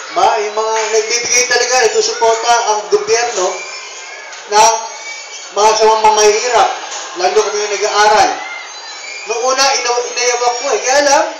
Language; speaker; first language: Filipino; native; Filipino